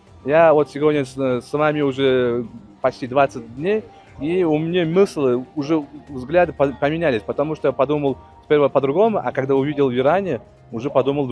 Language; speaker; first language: Russian; non-native, local second language; Uzbek